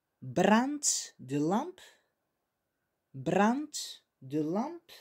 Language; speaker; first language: Dutch; non-native, fluent; Arabic